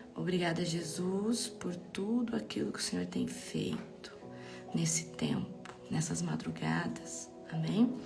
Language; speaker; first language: Portuguese; native; Portuguese